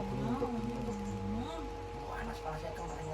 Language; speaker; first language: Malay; non-native, local second language; Javanese